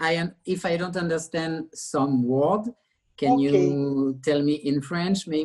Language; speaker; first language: English; non-native, learner; French